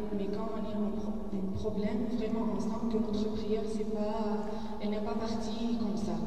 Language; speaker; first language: French; non-native, learner; Arabic